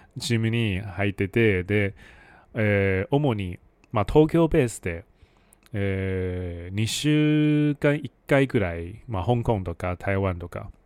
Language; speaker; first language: Japanese; non-native, fluent; Chinese